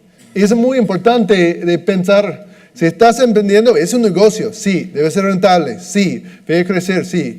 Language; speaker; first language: Spanish; non-native, fluent; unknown